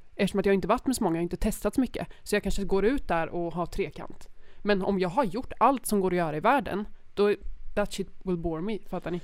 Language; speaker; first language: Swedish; native; Swedish